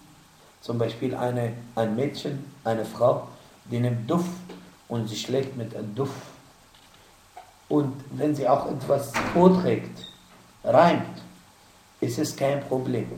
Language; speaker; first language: German; non-native, fluent; Arabic